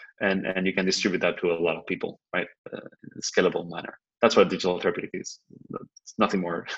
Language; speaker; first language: English; non-native, fluent; Spanish